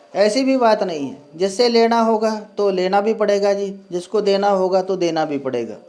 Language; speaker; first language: Hindi; non-native, local second language; Punjabi